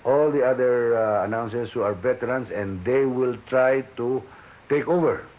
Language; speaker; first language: English; non-native, local second language; Filipino